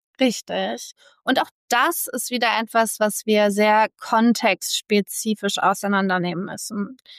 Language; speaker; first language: German; native; German